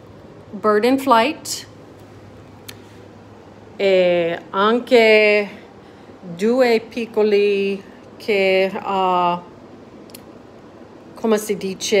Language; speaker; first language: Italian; non-native, learner; English